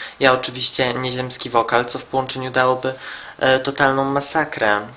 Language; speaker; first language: Polish; native; Polish